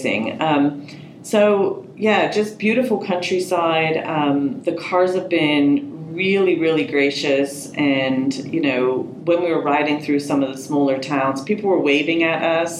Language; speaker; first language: English; native; English